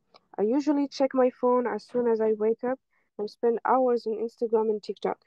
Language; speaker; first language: English; non-native, fluent; French